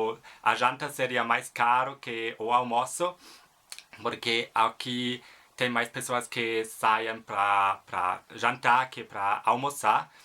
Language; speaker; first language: Portuguese; non-native, fluent; German